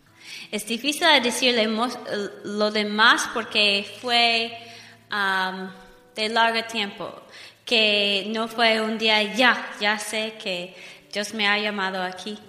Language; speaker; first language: Spanish; non-native, fluent; English